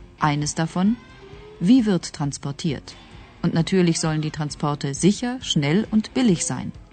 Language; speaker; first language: German; native; German